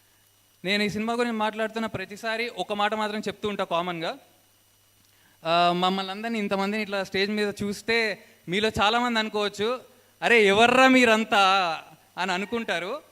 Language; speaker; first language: Telugu; native; Telugu